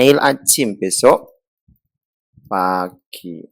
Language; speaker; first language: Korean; non-native, learner; Indonesian